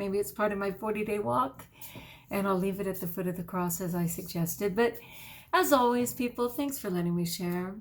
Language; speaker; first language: English; native; English